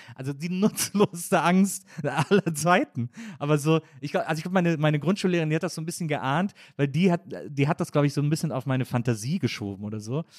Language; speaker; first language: German; native; German